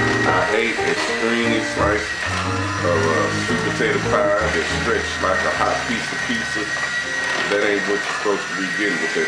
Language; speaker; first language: English; native; English